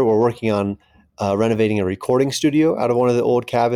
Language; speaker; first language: English; native; English